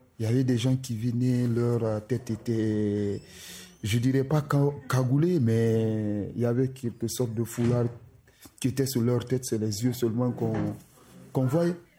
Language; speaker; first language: French; non-native, local second language; Susu